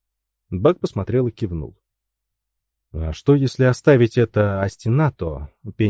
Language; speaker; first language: Russian; native; Russian